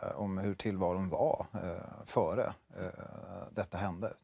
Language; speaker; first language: Swedish; native; Swedish